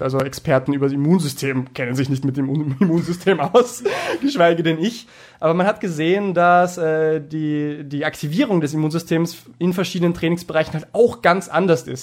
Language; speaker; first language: German; native; German